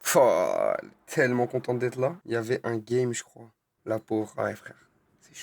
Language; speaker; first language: French; native; French